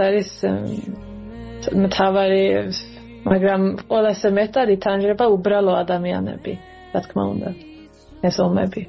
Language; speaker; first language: Georgian; early bilingual, heritage; Georgian